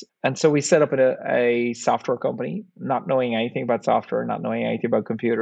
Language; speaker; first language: English; native; English